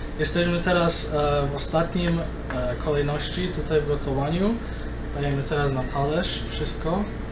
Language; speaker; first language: Polish; early bilingual, heritage; Polish